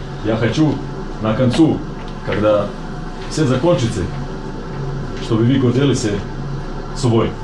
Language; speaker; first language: Russian; non-native, fluent; Serbian